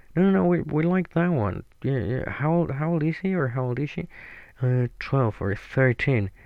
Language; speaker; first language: English; non-native, fluent; Spanish